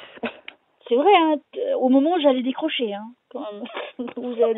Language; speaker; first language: French; native; French